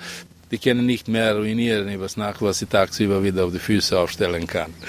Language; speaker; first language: German; non-native, fluent; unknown